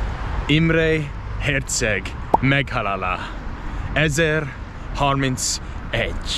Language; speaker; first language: Hungarian; non-native, learner; English